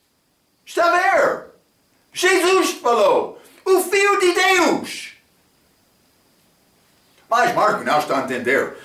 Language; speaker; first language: Portuguese; non-native, fluent; English